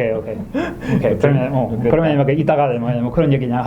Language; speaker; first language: Korean; non-native, learner; English